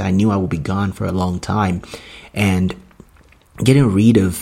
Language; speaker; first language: English; non-native, local second language; Yoruba